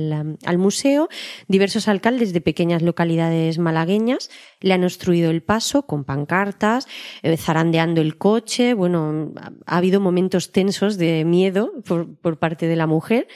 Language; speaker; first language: Spanish; native; Spanish